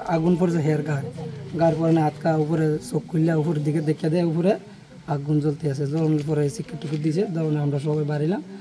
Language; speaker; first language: Bangla; native; Bangla